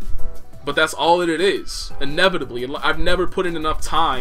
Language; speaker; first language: English; native; English